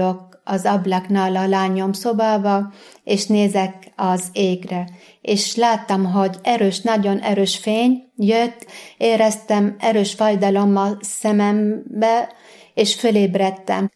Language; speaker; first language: Hungarian; non-native, fluent; Arabic